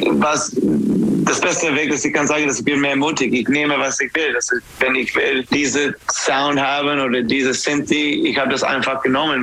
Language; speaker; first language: German; non-native, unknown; English